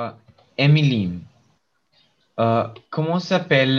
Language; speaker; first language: French; non-native, learner; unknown